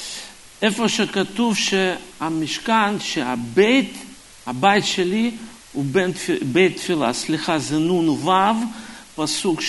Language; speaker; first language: Hebrew; non-native, fluent; Russian